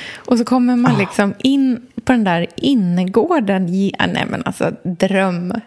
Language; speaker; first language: Swedish; native; Swedish